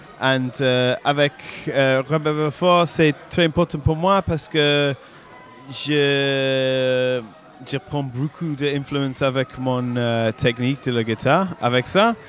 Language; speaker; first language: French; non-native, learner; English